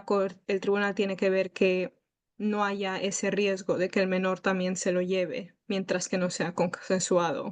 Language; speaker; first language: Spanish; native; Spanish